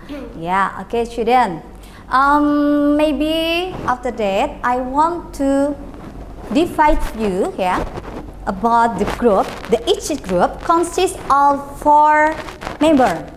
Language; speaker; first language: English; non-native, learner; Indonesian